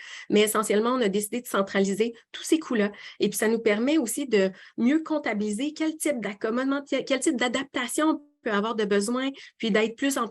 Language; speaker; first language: French; native; French